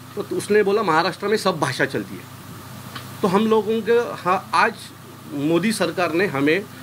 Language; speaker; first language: Hindi; non-native, local second language; Marathi